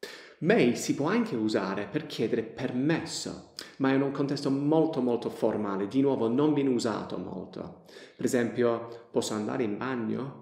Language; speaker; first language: Italian; non-native, fluent; English